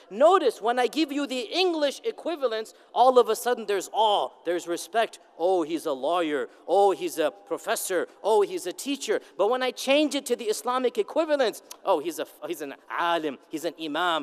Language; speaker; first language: English; native; English